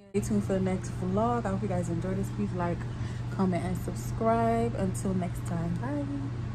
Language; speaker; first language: English; native; English